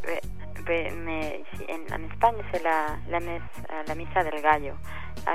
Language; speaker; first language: French; non-native, fluent; Spanish